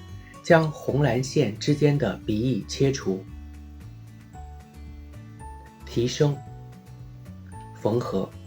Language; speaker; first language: Chinese; native; Chinese